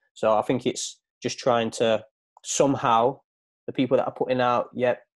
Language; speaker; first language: English; native; English